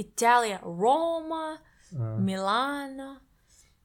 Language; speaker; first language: Russian; non-native, learner; English